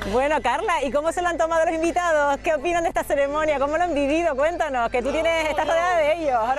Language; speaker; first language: Spanish; native; Spanish